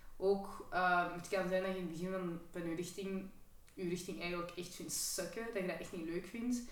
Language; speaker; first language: Dutch; native; Dutch